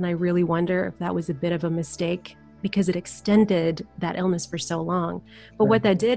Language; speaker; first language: English; early bilingual, other home language; Filipino